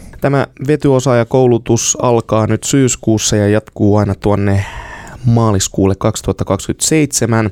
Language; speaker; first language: Finnish; native; Finnish